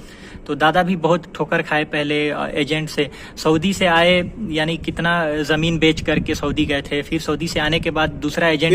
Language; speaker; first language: Hindi; native; Hindi